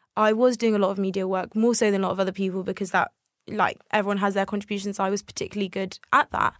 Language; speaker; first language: English; native; English